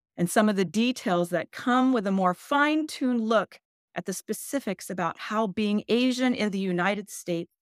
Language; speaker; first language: English; early bilingual, other home language; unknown